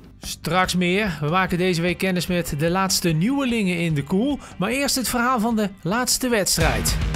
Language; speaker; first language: Dutch; native; Dutch